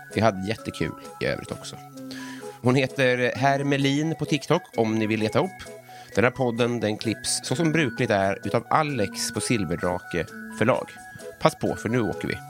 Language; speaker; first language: Swedish; native; Swedish